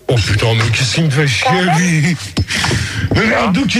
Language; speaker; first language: French; native; French